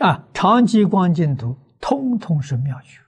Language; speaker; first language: Chinese; native; Chinese